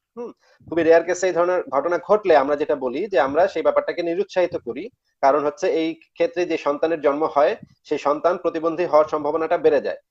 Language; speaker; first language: Bangla; native; Bangla